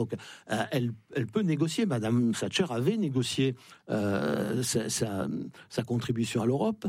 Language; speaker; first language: French; native; French